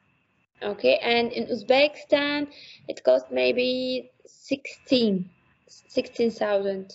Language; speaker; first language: English; non-native, learner; Uzbek